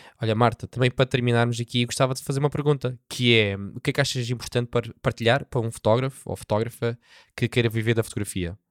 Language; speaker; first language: Portuguese; native; Portuguese